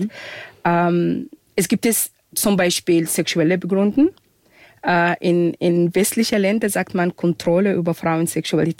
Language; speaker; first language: German; non-native, fluent; Arabic